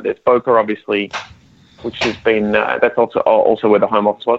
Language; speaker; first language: English; native; English